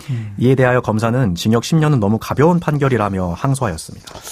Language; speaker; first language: Korean; native; Korean